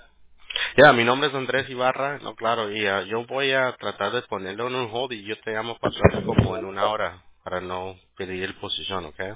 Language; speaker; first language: Spanish; early bilingual, heritage; Spanish